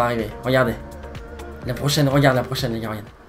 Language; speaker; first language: French; native; French